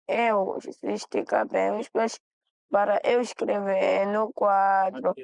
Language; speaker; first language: Portuguese; non-native, local second language; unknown